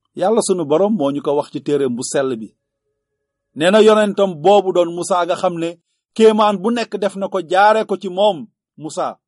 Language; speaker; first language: Wolof; native; Wolof